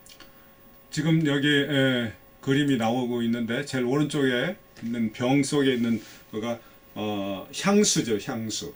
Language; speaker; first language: Korean; native; Korean